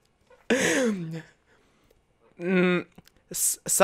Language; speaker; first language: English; non-native, learner; Russian